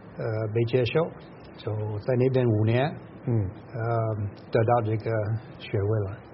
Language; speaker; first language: Chinese; non-native, fluent; English